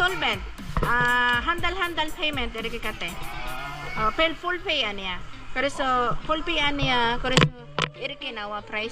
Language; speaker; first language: Korean; non-native, learner; Filipino